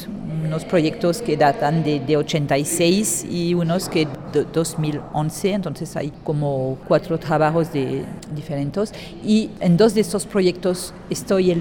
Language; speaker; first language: Spanish; non-native, fluent; French